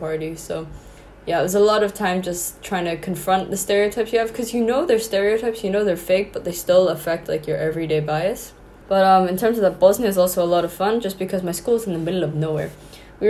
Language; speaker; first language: English; non-native, local second language; Cantonese